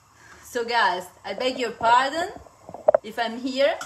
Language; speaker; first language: English; non-native, fluent; Italian